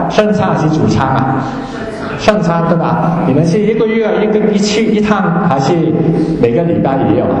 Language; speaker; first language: Chinese; non-native, local second language; Cantonese